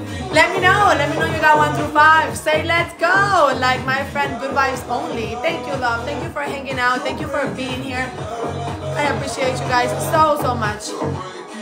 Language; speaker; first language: English; non-native, fluent; Spanish